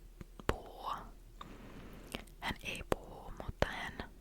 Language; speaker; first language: Finnish; non-native, learner; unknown